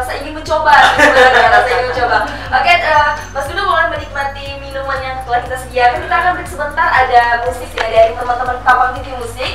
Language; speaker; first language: Indonesian; native; Indonesian